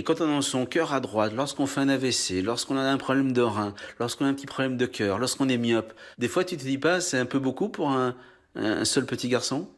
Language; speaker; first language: French; native; French